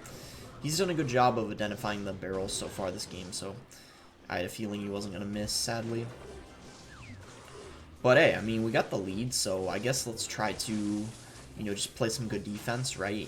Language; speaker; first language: English; native; English